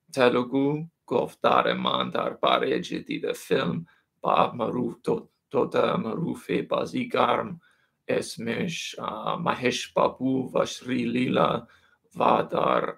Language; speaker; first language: Persian; non-native, learner; English